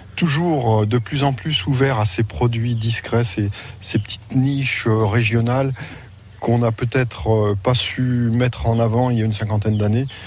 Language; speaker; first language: French; native; French